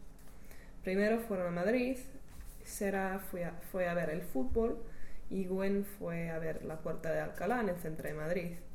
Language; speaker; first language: Spanish; non-native, learner; English